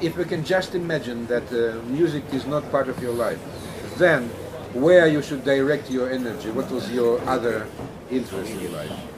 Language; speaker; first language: English; non-native, fluent; Russian